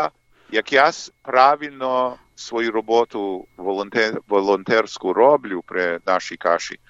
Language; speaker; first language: Ukrainian; early bilingual, heritage; English